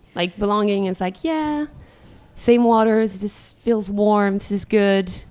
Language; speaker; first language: English; early bilingual, other home language; Arabic